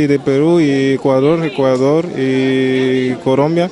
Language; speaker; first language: Spanish; non-native, learner; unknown